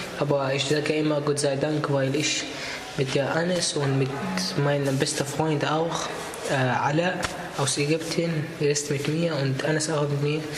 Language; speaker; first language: German; non-native, learner; Arabic